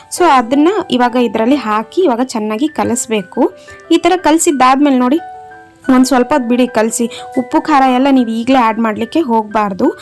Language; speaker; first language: Kannada; non-native, local second language; Telugu